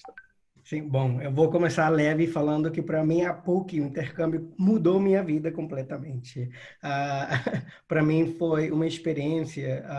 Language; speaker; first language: Portuguese; non-native, fluent; English